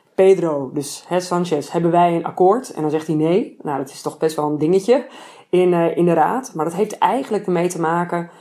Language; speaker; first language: Dutch; native; Dutch